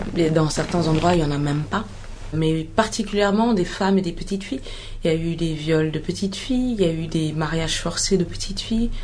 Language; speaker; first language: French; non-native, local second language; Bambara